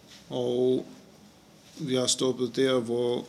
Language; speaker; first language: Danish; non-native, fluent; Arabic